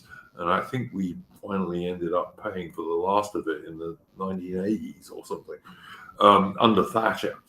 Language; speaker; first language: English; native; English